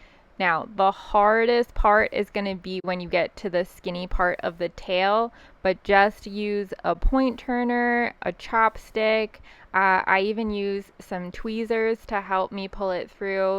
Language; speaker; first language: English; native; English